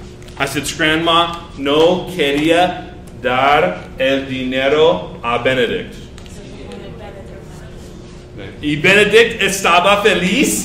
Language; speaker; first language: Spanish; non-native, fluent; English